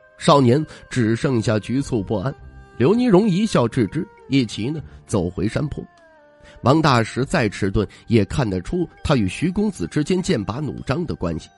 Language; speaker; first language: Chinese; native; Chinese